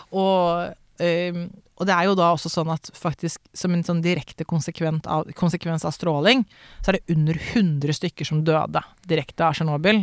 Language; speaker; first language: Norwegian; native; Norwegian